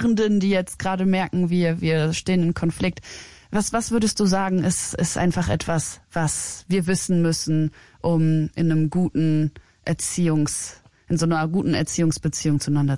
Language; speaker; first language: German; native; German